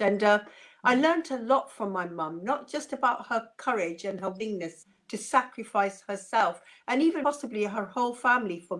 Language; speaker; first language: English; non-native, local second language; Punjabi